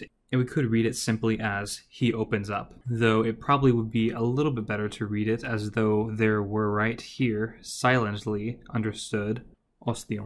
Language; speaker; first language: English; native; English